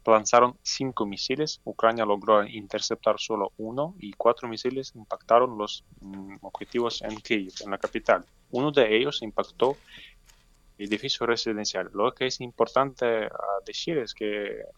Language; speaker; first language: Spanish; non-native, fluent; Ukrainian